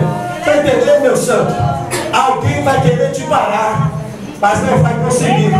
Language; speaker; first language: Portuguese; native; Portuguese